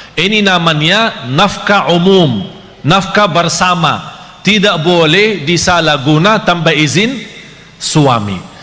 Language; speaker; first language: Malay; non-native, fluent; Arabic